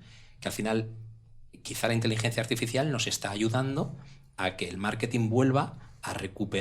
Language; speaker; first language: Spanish; native; Spanish